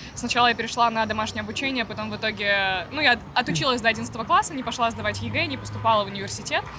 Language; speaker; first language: Russian; native; Russian